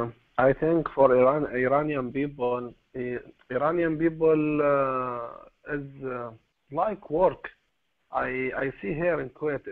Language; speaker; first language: English; non-native, learner; Arabic